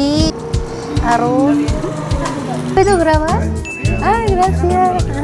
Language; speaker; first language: Spanish; non-native, learner; Korean